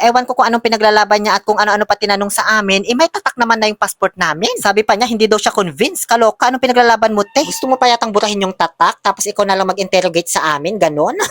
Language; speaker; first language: Filipino; native; Filipino